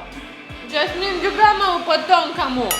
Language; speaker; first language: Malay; non-native, learner; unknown